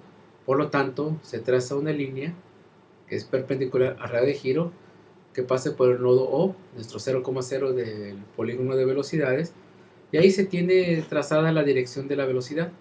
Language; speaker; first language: Spanish; native; Spanish